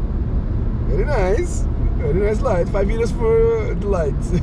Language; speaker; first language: English; non-native, learner; Portuguese